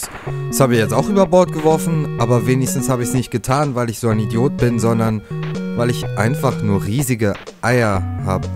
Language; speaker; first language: German; native; German